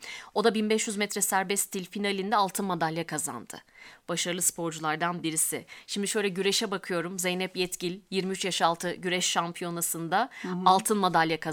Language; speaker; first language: Turkish; native; Turkish